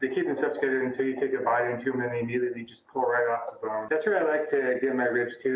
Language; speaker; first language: English; native; English